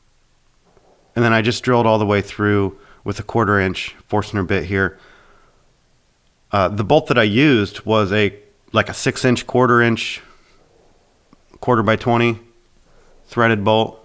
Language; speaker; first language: English; native; English